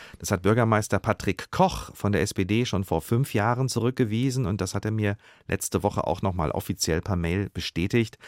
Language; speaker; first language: German; native; German